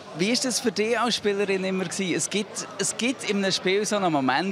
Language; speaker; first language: German; native; German